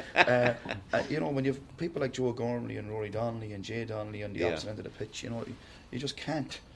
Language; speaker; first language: English; native; English